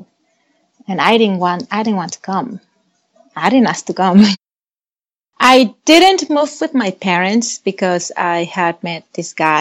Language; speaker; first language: English; non-native, fluent; Spanish